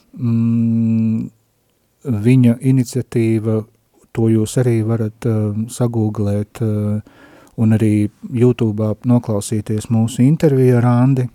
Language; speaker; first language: Latvian; native; Latvian